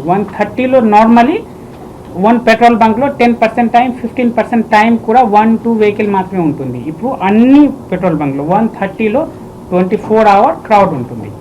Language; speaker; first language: Telugu; non-native, fluent; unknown